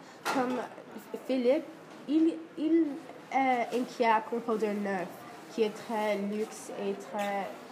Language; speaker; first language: French; non-native, learner; English